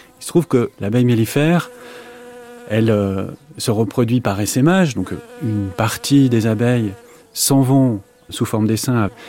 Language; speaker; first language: French; native; French